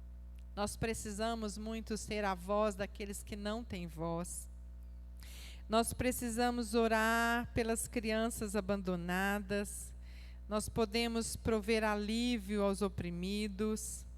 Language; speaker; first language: Portuguese; native; Portuguese